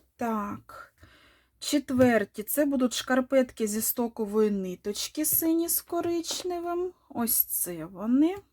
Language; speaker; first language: Ukrainian; non-native, local second language; Russian